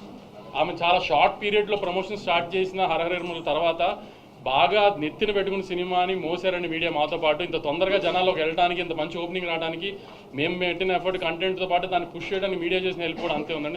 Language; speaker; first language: Telugu; native; Telugu